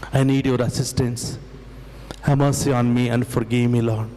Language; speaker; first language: English; non-native, local second language; Telugu